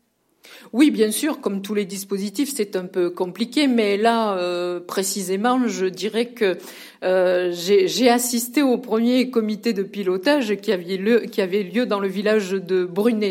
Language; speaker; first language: French; native; French